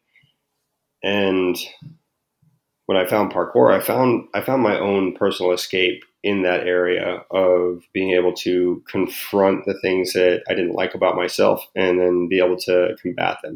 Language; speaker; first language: English; native; English